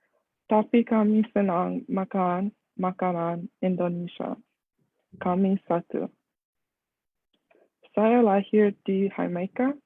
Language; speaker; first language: Indonesian; non-native, learner; English